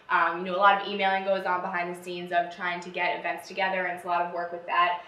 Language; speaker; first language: English; native; English